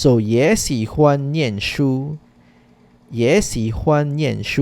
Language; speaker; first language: Chinese; non-native, fluent; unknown